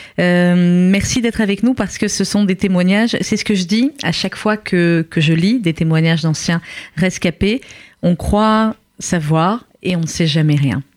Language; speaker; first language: French; native; French